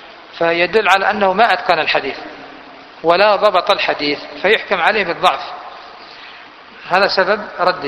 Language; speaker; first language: Arabic; native; Arabic